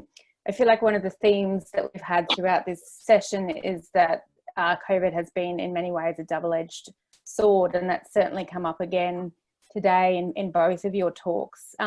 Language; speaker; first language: English; native; English